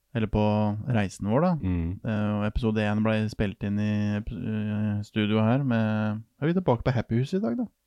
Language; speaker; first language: Norwegian; native; Norwegian